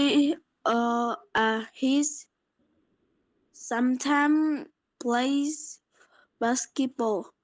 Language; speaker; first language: English; non-native, learner; Polish